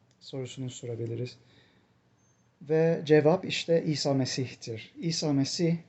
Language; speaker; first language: Turkish; non-native, fluent; English